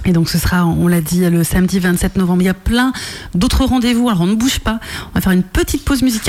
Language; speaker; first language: French; native; French